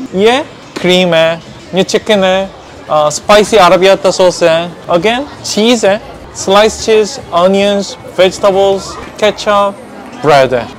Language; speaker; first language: Hindi; non-native, learner; Korean